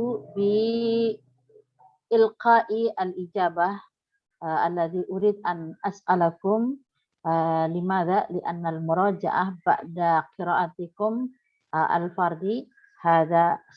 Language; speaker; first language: Arabic; non-native, fluent; Indonesian